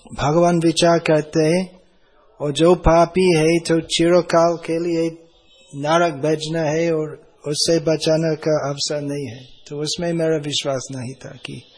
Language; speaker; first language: Hindi; non-native, fluent; English